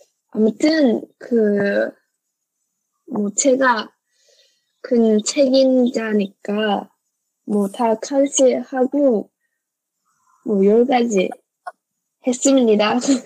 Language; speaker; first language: Korean; non-native, learner; Japanese